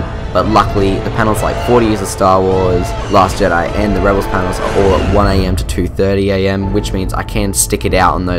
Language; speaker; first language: English; native; English